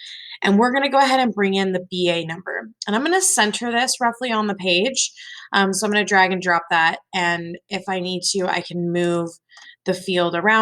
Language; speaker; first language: English; native; English